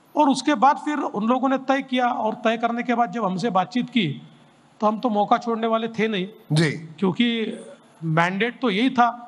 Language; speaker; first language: Hindi; non-native, local second language; Marathi